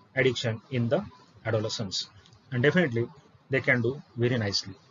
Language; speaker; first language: English; non-native, local second language; Marathi